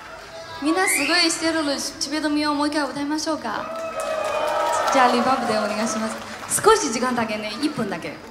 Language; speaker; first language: Japanese; non-native, learner; Chinese